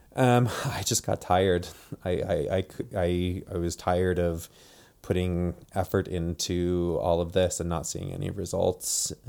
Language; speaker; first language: English; native; English